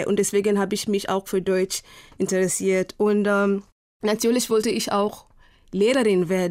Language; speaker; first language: German; non-native, fluent; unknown